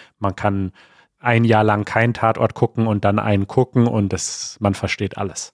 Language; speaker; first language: German; native; German